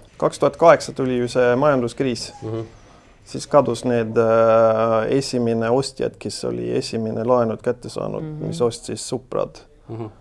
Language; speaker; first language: Estonian; non-native, fluent; Swedish